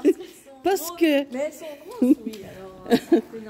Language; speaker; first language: French; native; French